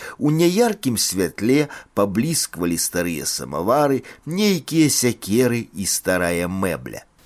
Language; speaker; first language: Belarusian; native; Belarusian